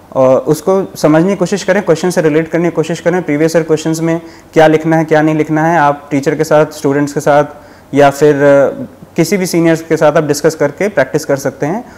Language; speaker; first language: Hindi; native; Hindi